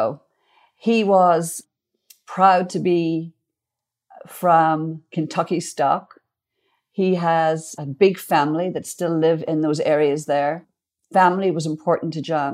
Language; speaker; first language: English; native; English